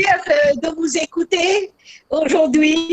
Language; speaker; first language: French; non-native, fluent; Bangla